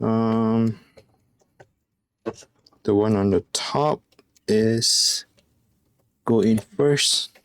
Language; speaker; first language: English; non-native, fluent; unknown